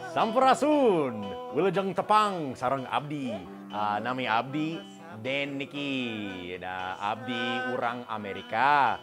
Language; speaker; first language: Indonesian; non-native, fluent; English